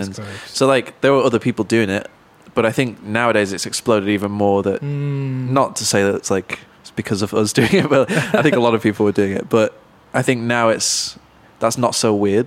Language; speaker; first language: English; native; English